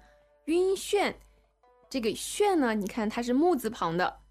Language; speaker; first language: Chinese; native; Chinese